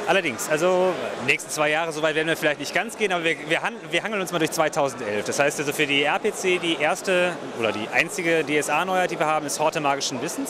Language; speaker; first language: German; native; German